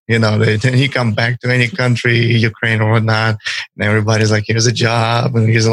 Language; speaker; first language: English; non-native, fluent; Ukrainian